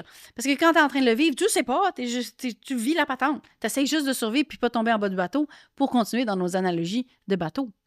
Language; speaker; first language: French; native; French